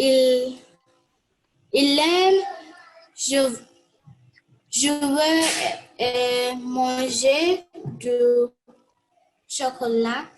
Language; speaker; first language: French; non-native, learner; English